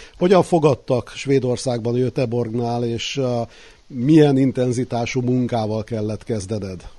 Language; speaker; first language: Hungarian; native; Hungarian